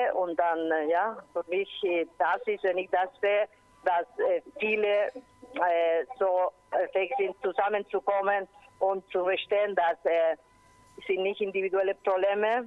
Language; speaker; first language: German; non-native, learner; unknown